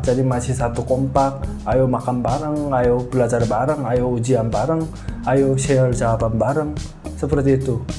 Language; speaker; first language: Indonesian; non-native, fluent; Korean